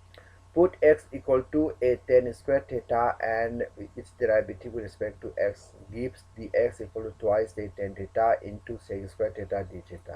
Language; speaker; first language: English; non-native, local second language; Manipuri